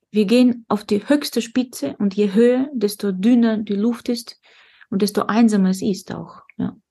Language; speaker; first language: German; non-native, fluent; Russian